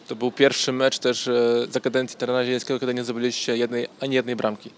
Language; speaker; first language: Polish; native; Polish